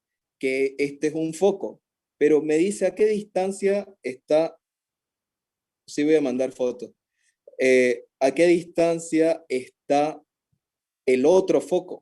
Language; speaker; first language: Spanish; native; Spanish